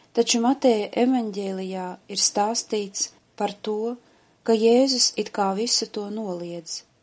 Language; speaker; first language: Latvian; native; Latvian